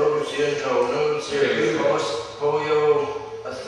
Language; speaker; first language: Spanish; non-native, learner; English